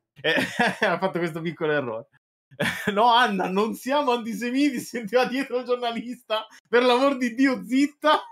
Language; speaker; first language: Italian; native; Italian